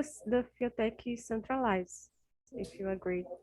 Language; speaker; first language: English; non-native, learner; Portuguese